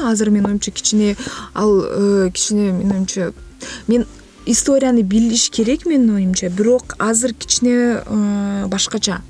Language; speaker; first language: Kyrgyz; non-native, local second language; Russian